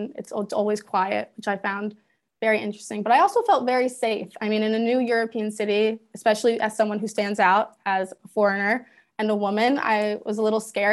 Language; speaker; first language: English; native; English